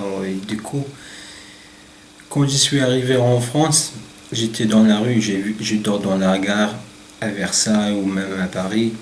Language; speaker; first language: French; non-native, learner; Arabic